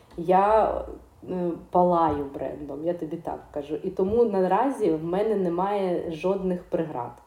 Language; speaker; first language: Ukrainian; non-native, local second language; Russian